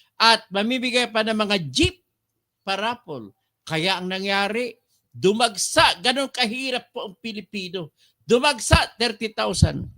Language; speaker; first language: Filipino; non-native, local second language; Cebuano